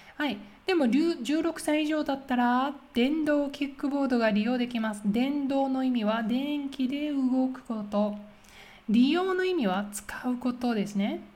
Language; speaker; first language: Japanese; native; Japanese